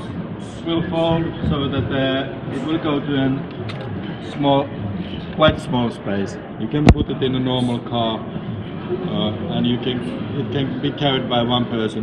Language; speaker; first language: English; non-native, fluent; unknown